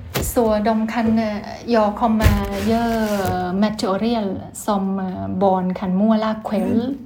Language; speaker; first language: Swedish; non-native, learner; Thai